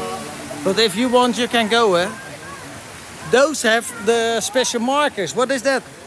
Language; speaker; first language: English; non-native, learner; Dutch